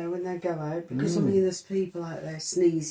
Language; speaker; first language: English; native; English